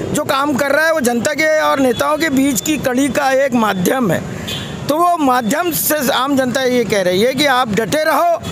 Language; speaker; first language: Hindi; native; Hindi